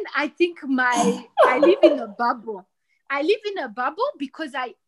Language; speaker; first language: English; non-native, fluent; Rundi